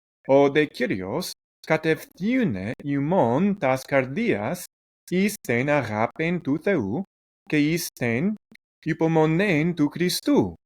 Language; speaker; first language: Greek; non-native, fluent; English